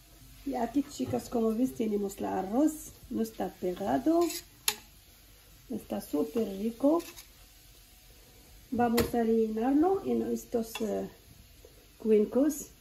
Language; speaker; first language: Spanish; non-native, fluent; Arabic